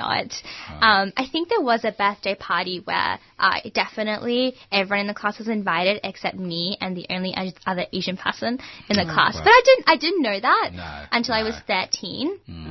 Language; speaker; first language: English; non-native, local second language; Gujarati